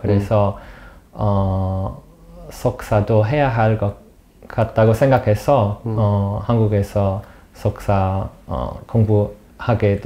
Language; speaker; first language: Korean; non-native, fluent; English